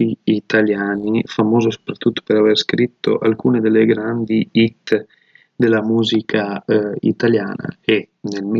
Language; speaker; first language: Italian; native; Italian